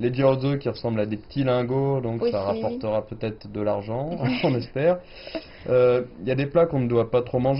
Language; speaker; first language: French; native; French